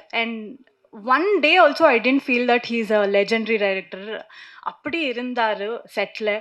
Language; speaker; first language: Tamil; non-native, learner; Kannada